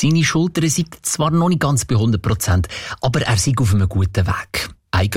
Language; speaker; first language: German; native; German